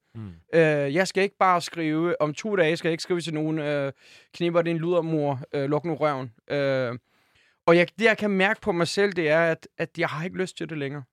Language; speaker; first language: Danish; early bilingual, other home language; Turkish